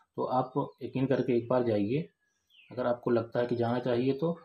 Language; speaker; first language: Hindi; native; Hindi